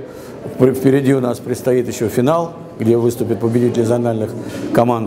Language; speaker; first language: Russian; native; Russian